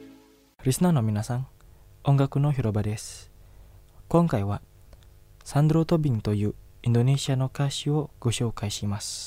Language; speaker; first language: Japanese; non-native, learner; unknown